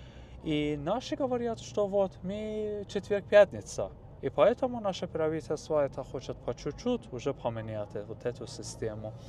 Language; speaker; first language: Russian; non-native, fluent; Persian